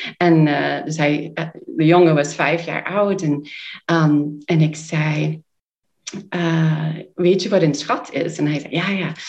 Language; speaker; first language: Dutch; non-native, fluent; English